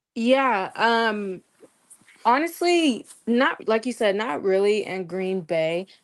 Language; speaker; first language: English; native; English